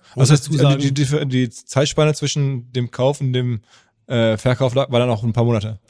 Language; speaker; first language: German; native; German